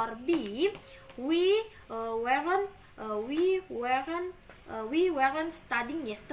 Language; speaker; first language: English; non-native, learner; Indonesian